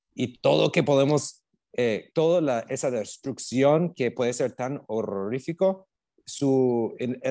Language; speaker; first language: Spanish; non-native, fluent; English